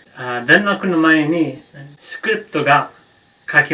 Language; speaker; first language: Japanese; non-native, learner; English